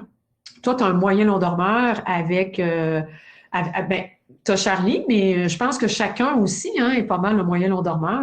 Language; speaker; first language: French; native; French